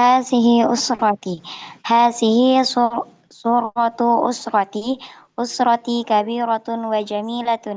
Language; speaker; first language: Arabic; non-native, learner; Indonesian